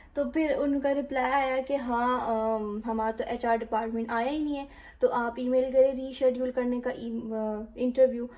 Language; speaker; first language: Urdu; native; Urdu